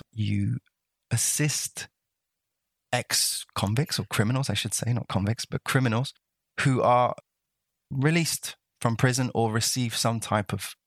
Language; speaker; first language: English; native; English